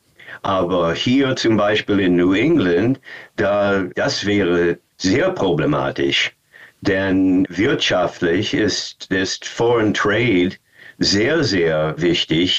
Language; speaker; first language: German; non-native, fluent; English